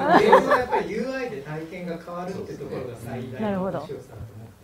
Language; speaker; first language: Japanese; native; Japanese